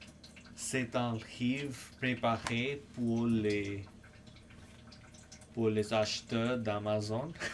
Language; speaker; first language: French; non-native, fluent; English